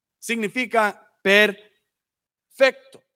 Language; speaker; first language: Spanish; early bilingual, heritage; Spanish